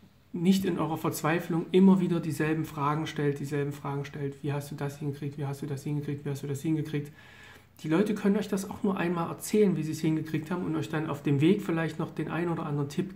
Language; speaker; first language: German; native; German